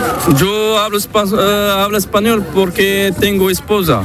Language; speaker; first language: Spanish; non-native, learner; Arabic